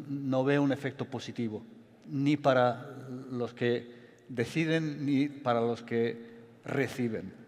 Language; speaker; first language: Spanish; non-native, fluent; Italian